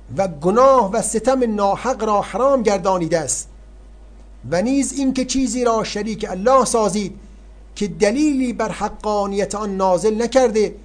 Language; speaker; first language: Persian; native; Persian